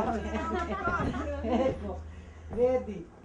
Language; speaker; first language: Italian; non-native, fluent; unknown